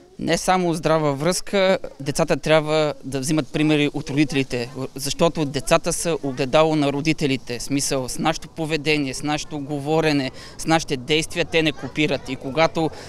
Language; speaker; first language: Bulgarian; native; Bulgarian